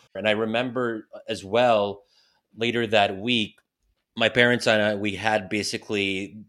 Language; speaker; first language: English; native; English